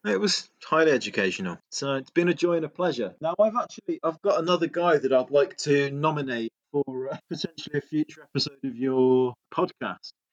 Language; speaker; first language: English; native; English